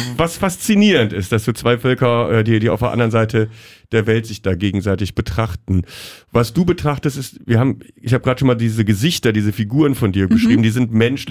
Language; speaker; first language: German; native; German